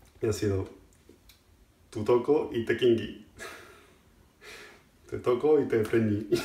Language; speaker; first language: Spanish; native; Spanish